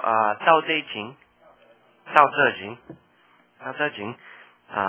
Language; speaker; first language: Chinese; non-native, learner; English